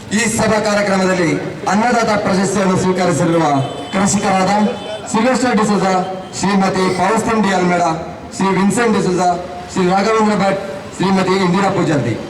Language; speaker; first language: Kannada; non-native, local second language; Konkani